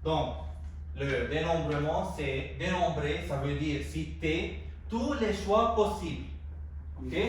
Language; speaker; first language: French; non-native, local second language; Arabic